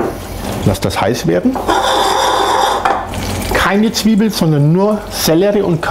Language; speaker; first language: German; native; German